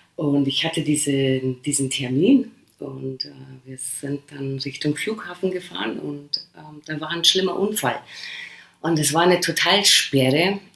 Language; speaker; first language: German; early bilingual, other home language; Polish